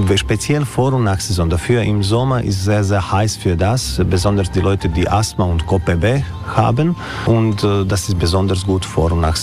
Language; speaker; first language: German; non-native, learner; Croatian